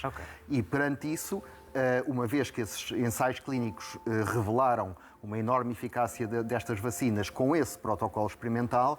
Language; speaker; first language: Portuguese; native; Portuguese